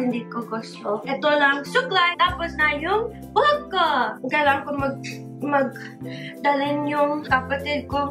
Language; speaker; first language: Filipino; non-native, learner; English